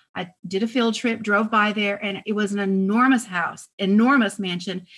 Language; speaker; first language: English; native; English